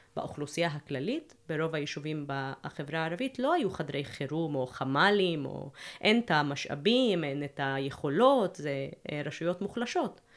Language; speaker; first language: Hebrew; non-native, local second language; Arabic